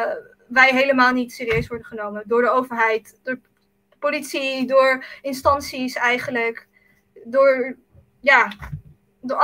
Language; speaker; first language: Dutch; early bilingual, other home language; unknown